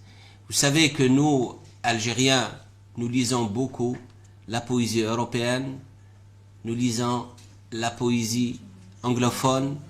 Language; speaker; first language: French; non-native, local second language; Arabic